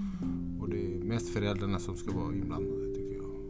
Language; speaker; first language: Swedish; non-native, fluent; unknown